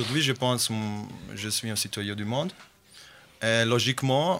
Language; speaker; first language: French; non-native, fluent; Bosnian